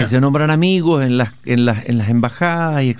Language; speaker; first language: Spanish; native; Spanish